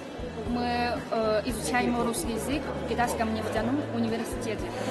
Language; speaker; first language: Russian; non-native, learner; Chinese